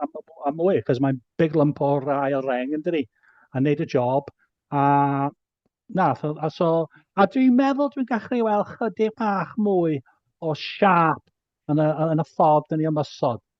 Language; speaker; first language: Welsh; native; Welsh